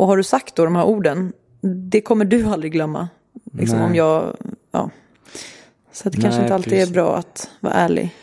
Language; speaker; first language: Swedish; native; Swedish